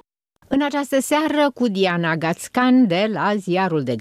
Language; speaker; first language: Romanian; native; Romanian